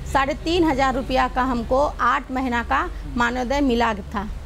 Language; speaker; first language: Hindi; native; Hindi